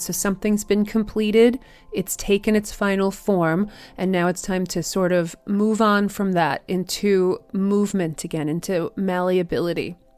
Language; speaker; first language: English; native; English